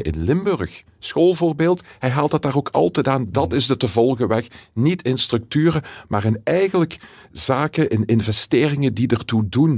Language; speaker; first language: Dutch; native; Dutch